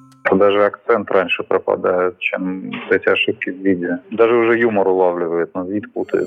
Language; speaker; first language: Russian; native; Russian